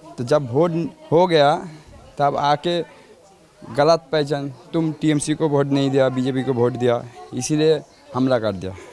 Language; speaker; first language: Hindi; non-native, local second language; Bangla